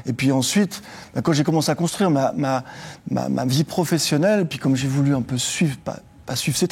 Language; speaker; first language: French; native; French